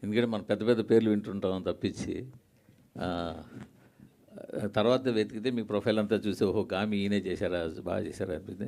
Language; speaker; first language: Telugu; native; Telugu